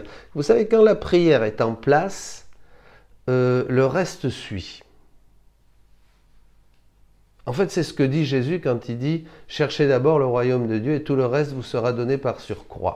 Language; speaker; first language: French; native; French